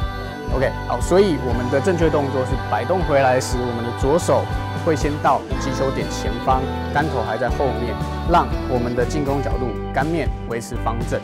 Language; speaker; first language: Chinese; native; Chinese